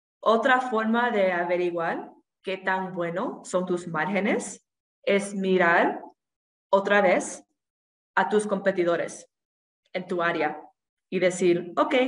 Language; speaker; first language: Spanish; non-native, fluent; English